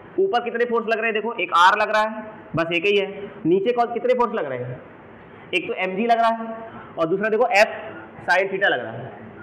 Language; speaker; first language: Hindi; native; Hindi